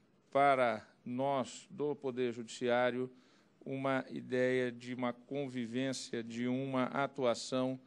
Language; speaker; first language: Portuguese; native; Portuguese